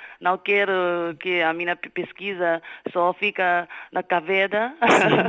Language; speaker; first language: Portuguese; non-native, fluent; Chinese